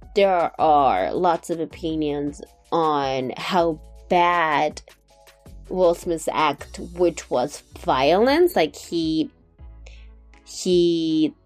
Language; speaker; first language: English; non-native, fluent; Japanese